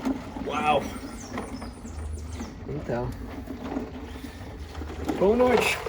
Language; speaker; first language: Portuguese; non-native, learner; English